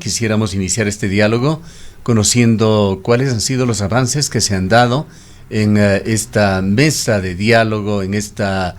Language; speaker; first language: Spanish; native; Spanish